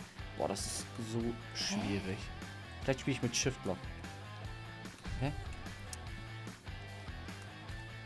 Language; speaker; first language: German; native; German